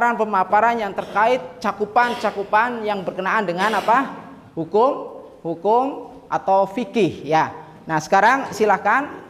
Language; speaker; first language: Indonesian; native; Indonesian